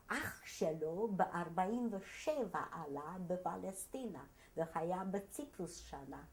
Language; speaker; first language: Hebrew; non-native, fluent; Hungarian